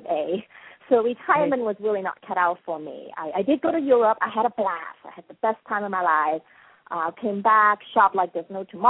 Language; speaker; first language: English; non-native, local second language; Cantonese